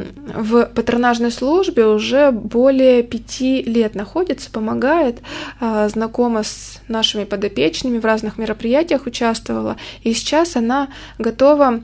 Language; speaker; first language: Russian; native; Russian